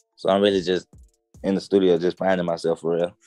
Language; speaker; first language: English; native; English